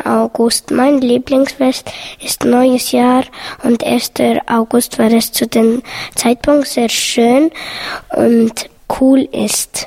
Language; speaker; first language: German; early bilingual, other home language; Serbian